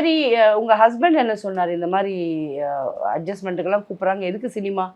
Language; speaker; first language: Tamil; native; Tamil